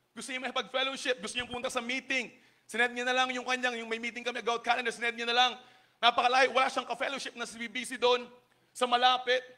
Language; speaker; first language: Filipino; native; Filipino